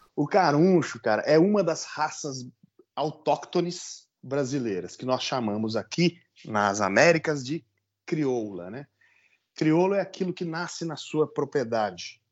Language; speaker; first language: Portuguese; native; Portuguese